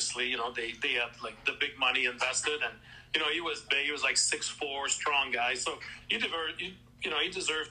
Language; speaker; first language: English; non-native, fluent; French